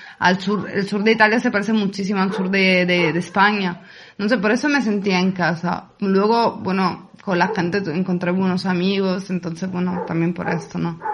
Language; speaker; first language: Spanish; non-native, fluent; Italian